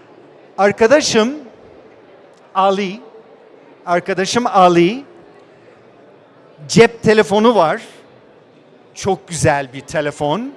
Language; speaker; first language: Turkish; non-native, learner; English